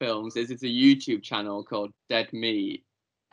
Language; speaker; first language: English; native; English